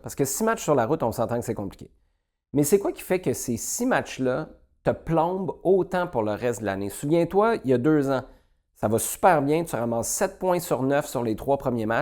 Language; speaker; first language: French; native; French